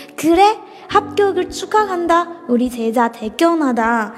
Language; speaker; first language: Korean; non-native, fluent; Chinese